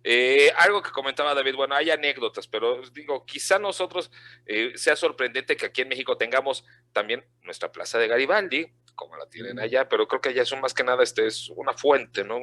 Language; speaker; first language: Spanish; native; Spanish